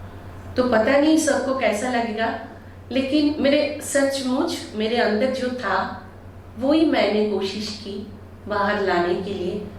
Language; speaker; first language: Hindi; non-native, local second language; Bangla